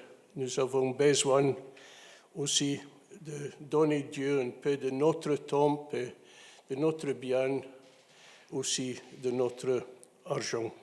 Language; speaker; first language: French; non-native, fluent; English